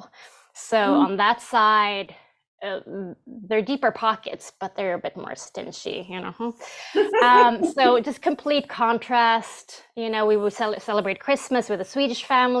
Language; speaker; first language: English; non-native, fluent; Swedish